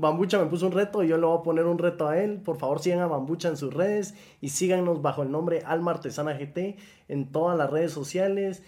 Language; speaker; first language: Spanish; native; Spanish